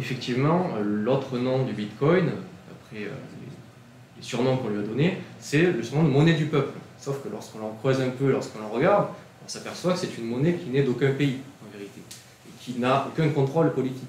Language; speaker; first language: French; native; French